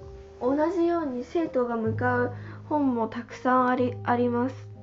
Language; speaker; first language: Japanese; non-native, fluent; Chinese